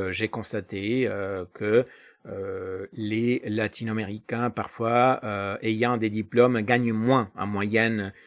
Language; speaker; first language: French; non-native, fluent; Spanish